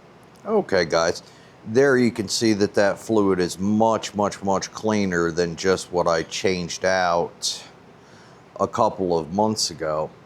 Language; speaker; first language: English; native; English